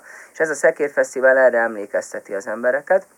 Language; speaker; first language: Hungarian; native; Hungarian